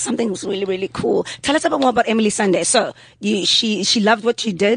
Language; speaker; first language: English; non-native, local second language; Xhosa